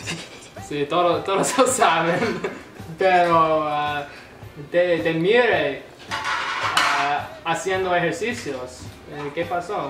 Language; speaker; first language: Spanish; non-native, learner; English